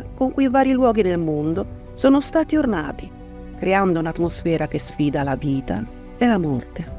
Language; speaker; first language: Italian; native; Italian